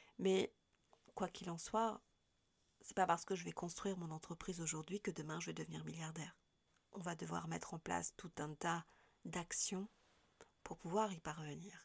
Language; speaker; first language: French; native; French